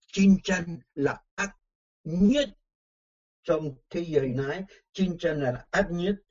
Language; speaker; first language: Vietnamese; non-native, fluent; French